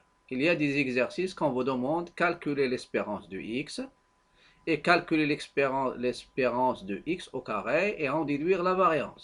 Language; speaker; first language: French; non-native, local second language; Arabic